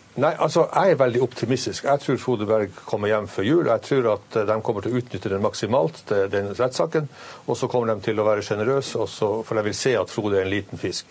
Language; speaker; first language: Norwegian; native; Norwegian